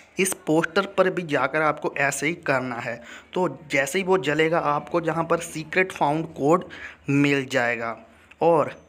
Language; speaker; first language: Hindi; native; Hindi